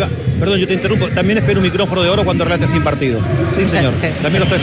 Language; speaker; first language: Spanish; native; Spanish